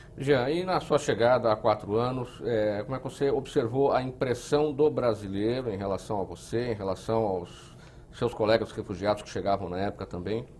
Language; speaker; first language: Portuguese; native; Portuguese